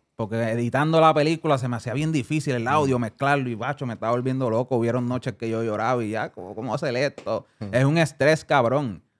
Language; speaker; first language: Spanish; early bilingual, heritage; Spanish